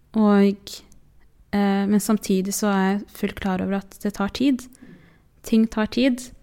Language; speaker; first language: Norwegian; early bilingual, other home language; Tigrinya